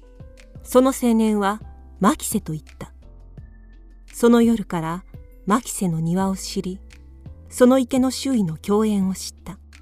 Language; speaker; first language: Japanese; native; Japanese